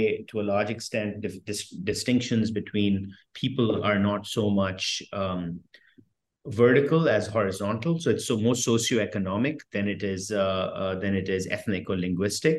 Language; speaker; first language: English; non-native, local second language; Hindi